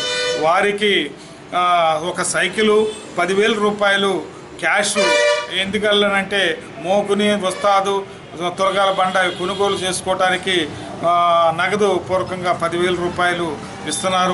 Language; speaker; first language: Telugu; native; Telugu